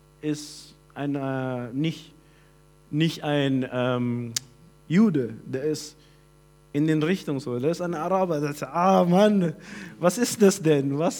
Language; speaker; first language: German; non-native, fluent; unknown